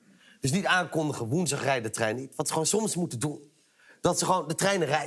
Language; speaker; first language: Dutch; native; Dutch